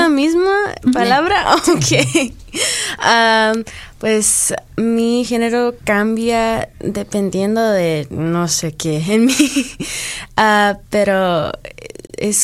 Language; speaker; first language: Spanish; early bilingual, heritage; English